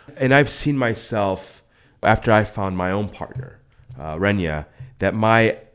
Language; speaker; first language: English; native; English